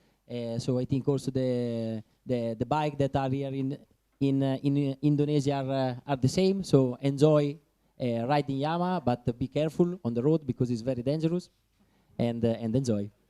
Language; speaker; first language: English; non-native, learner; Italian